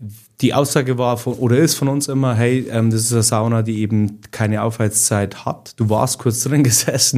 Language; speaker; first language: German; native; German